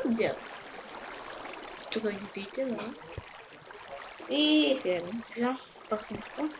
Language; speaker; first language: Bulgarian; native; Bulgarian